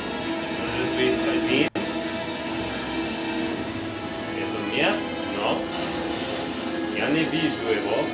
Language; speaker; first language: Russian; non-native, learner; English